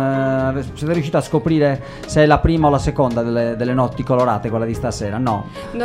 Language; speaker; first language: Italian; native; Italian